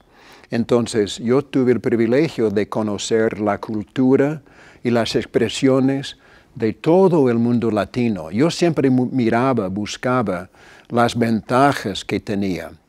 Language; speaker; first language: Spanish; non-native, fluent; English